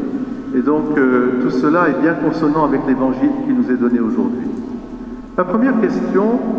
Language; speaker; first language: French; native; French